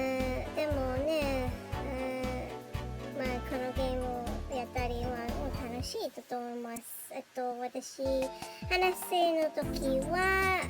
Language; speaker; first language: Japanese; non-native, learner; English